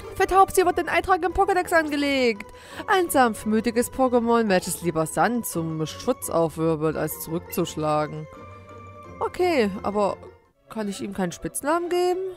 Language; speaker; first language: German; native; German